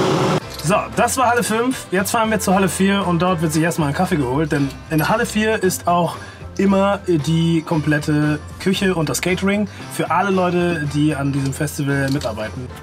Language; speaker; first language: German; native; German